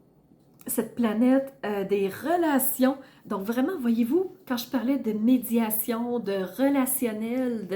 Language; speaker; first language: French; native; French